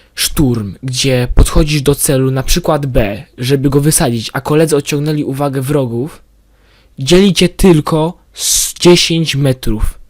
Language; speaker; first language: Polish; native; Polish